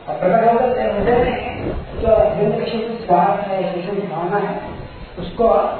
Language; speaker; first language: Hindi; non-native, local second language; Marathi